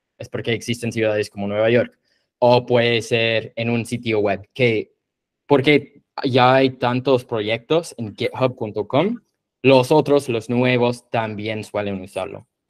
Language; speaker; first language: Spanish; non-native, fluent; English